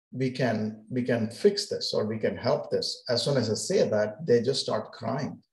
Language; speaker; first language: English; non-native, local second language; Kannada